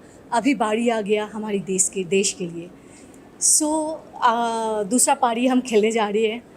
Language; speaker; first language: Hindi; non-native, local second language; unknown